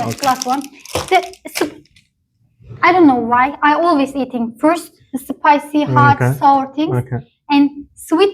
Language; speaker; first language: English; non-native, learner; Turkish